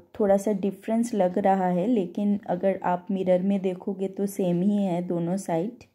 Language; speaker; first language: Hindi; non-native, local second language; Bangla